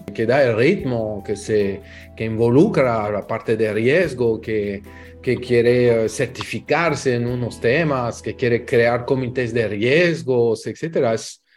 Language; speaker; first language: Spanish; non-native, fluent; French